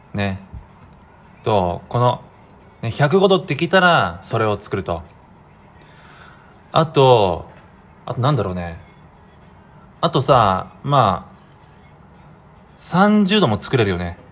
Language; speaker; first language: Japanese; native; Japanese